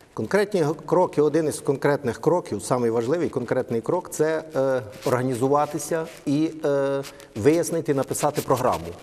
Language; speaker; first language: Ukrainian; native; Ukrainian